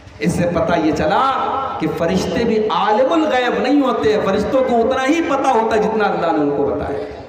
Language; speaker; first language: Urdu; native; Urdu